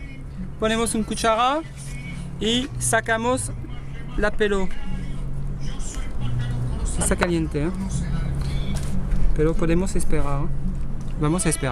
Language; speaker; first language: Spanish; non-native, learner; French